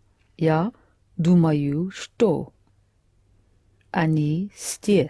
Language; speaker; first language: Russian; non-native, learner; English